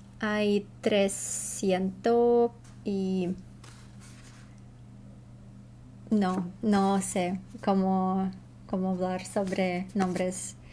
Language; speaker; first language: Spanish; non-native, learner; Russian